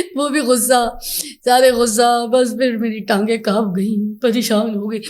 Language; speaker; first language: Urdu; native; Urdu